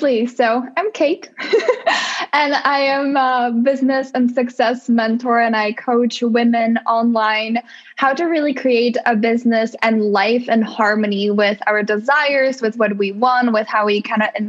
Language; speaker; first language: English; non-native, fluent; Czech